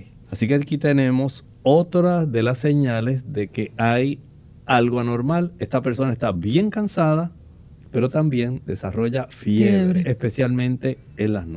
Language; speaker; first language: Spanish; native; Spanish